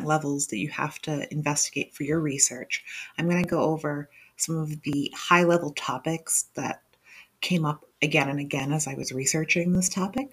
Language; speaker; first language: English; native; English